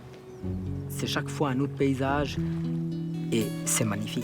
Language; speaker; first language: French; native; French